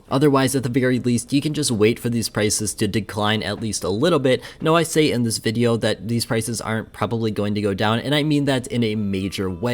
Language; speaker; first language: English; native; English